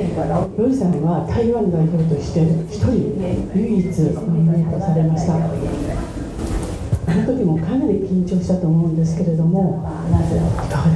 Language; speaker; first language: Japanese; native; Japanese